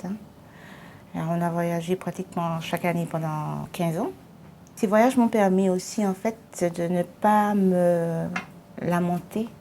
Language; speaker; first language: French; native; French